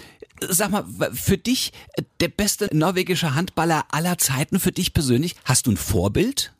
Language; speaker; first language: German; native; German